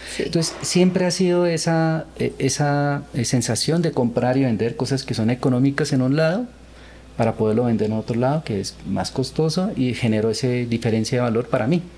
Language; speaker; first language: Spanish; early bilingual, other home language; Korean